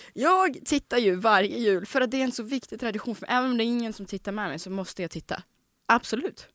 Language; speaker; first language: Swedish; native; Swedish